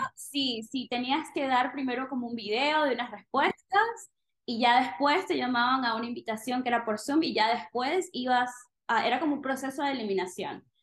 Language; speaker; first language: Spanish; native; Spanish